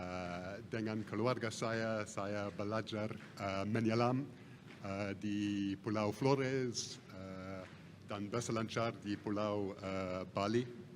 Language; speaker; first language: Indonesian; non-native, fluent; English